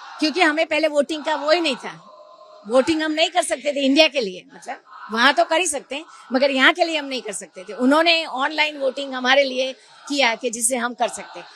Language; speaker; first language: Hindi; non-native, local second language; Gujarati